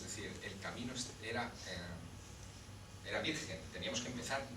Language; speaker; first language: Spanish; native; Spanish